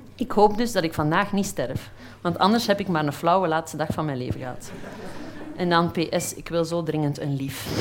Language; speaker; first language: Dutch; native; Dutch